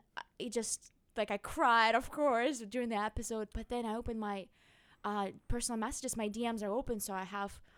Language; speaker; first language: English; non-native, fluent; Russian